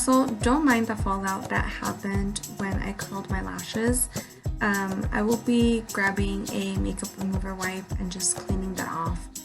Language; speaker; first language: English; native; English